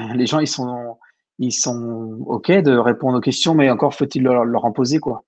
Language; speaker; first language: French; native; French